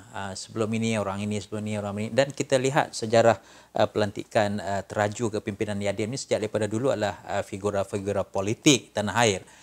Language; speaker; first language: Malay; native; Malay